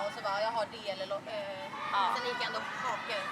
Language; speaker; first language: Swedish; native; Swedish